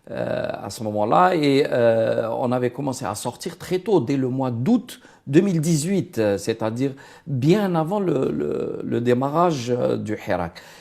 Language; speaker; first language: French; non-native, local second language; Arabic